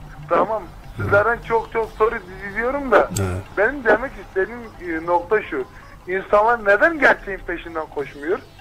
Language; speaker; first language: Turkish; native; Turkish